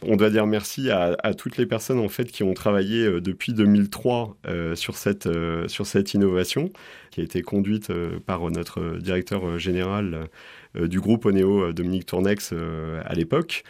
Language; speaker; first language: French; native; French